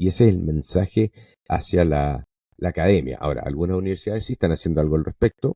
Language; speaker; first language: Spanish; non-native, local second language; English